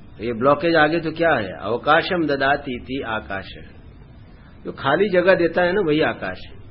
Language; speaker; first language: Hindi; non-native, local second language; Bangla